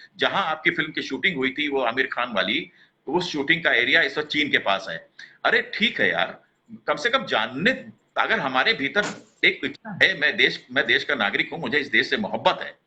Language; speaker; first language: Hindi; native; Hindi